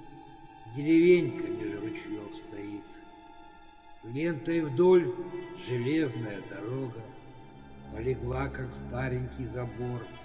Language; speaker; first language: Russian; native; Russian